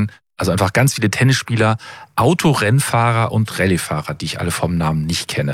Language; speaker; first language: German; native; German